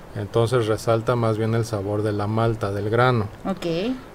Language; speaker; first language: Spanish; native; Spanish